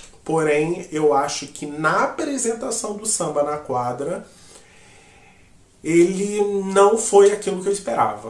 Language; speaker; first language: Portuguese; native; Portuguese